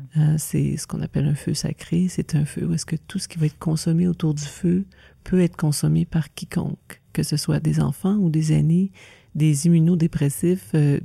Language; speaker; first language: French; native; French